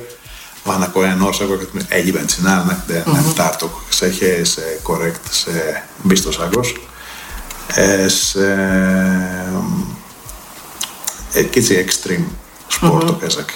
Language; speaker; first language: Hungarian; non-native, fluent; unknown